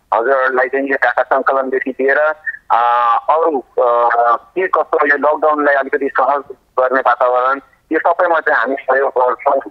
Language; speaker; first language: Nepali; non-native, local second language; Maithili